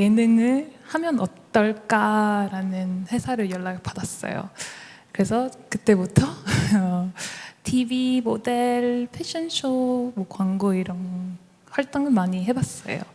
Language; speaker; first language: Korean; non-native, learner; French